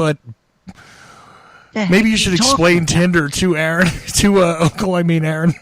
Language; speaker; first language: English; native; English